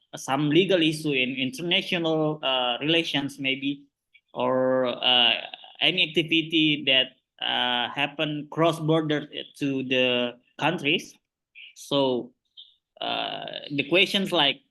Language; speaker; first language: English; non-native, learner; Indonesian